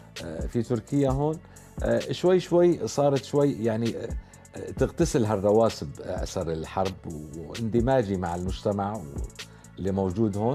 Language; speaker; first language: Arabic; native; Arabic